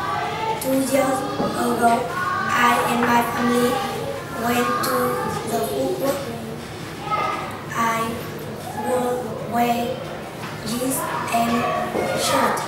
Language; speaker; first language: English; non-native, learner; Vietnamese